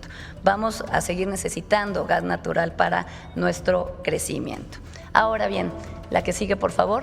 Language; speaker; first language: Spanish; native; Spanish